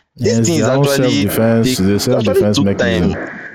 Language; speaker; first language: English; non-native, local second language; Bini